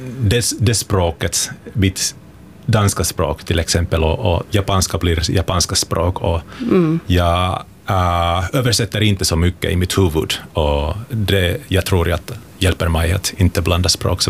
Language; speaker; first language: Swedish; non-native, fluent; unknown